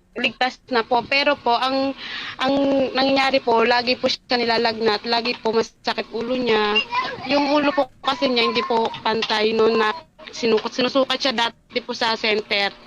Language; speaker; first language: Filipino; native; Filipino